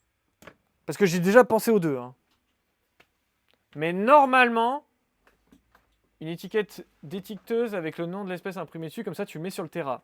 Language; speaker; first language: French; native; French